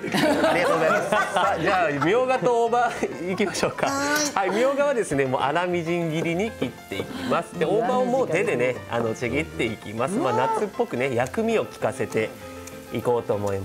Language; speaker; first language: Japanese; native; Japanese